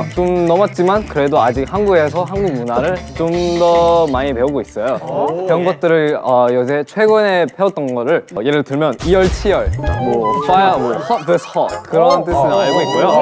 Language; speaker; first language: Korean; early bilingual, heritage; English